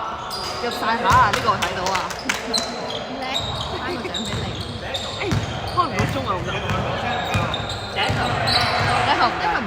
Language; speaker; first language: Cantonese; native; Cantonese